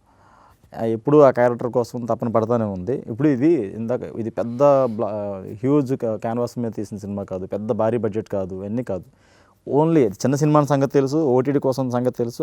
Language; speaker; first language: Telugu; native; Telugu